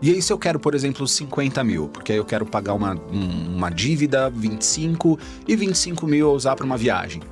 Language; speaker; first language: Portuguese; native; Portuguese